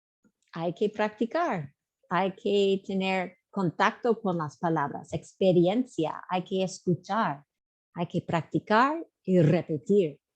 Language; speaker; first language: Spanish; non-native, fluent; English